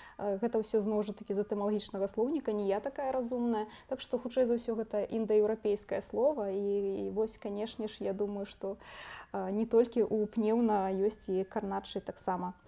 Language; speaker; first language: Belarusian; native; Belarusian